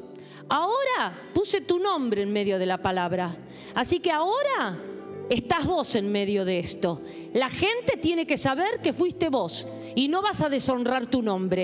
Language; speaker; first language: Spanish; native; Spanish